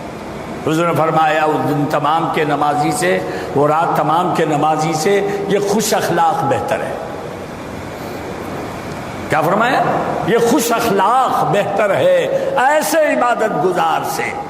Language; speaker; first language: Urdu; native; Urdu